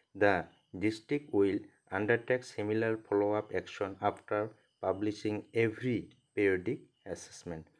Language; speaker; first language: English; non-native, local second language; Assamese